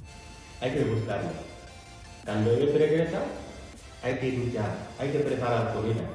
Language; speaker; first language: Spanish; non-native, learner; Fula